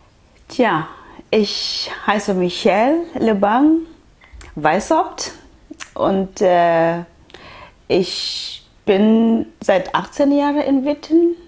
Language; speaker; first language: German; non-native, fluent; Tswana